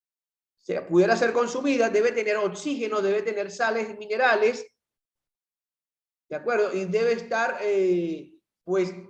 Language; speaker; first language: Spanish; native; Spanish